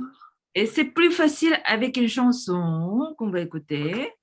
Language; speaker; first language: French; non-native, fluent; Korean